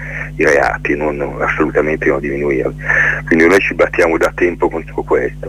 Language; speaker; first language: Italian; native; Italian